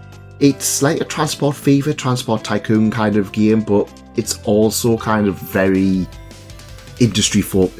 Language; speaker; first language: English; native; English